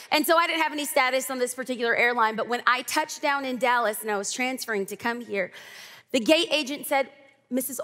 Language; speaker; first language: English; native; English